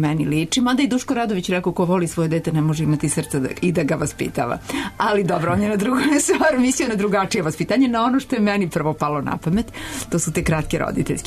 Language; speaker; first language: Serbian; native; Serbian